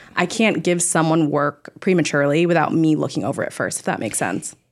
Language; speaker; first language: English; native; English